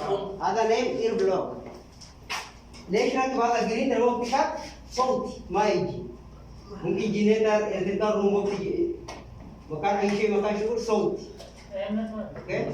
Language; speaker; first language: Arabic; non-native, learner; Hindi